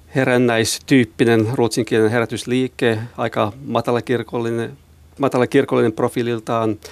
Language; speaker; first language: Finnish; non-native, local second language; Swedish